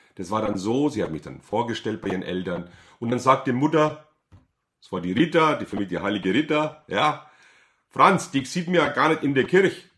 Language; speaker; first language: German; native; German